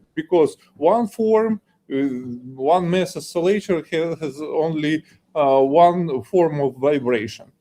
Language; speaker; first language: English; non-native, fluent; Ukrainian